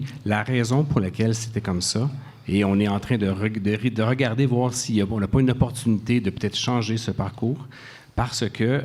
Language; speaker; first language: French; native; French